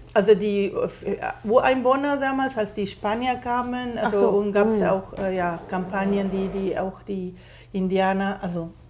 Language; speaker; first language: German; non-native, fluent; Spanish